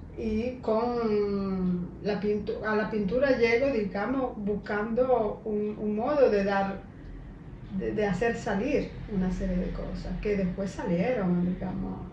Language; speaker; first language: Spanish; native; Spanish